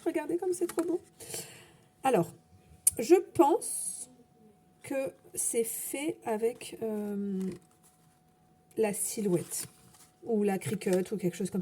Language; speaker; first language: French; native; French